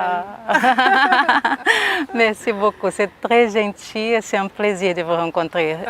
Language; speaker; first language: French; non-native, local second language; Portuguese